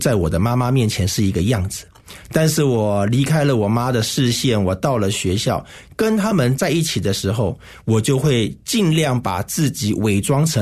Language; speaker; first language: Chinese; native; Chinese